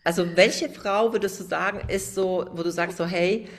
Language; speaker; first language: German; native; German